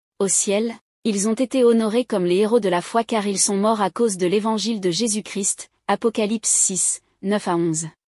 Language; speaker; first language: French; non-native, local second language; Rundi